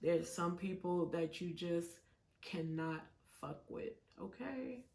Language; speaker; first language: English; native; English